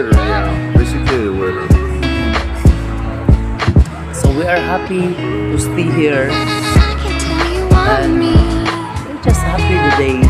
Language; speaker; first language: English; non-native, local second language; Cebuano